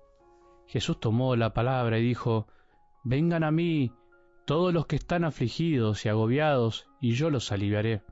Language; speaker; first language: Spanish; native; Spanish